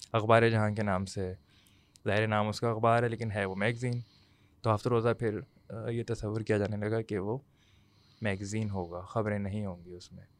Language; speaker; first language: Urdu; native; Urdu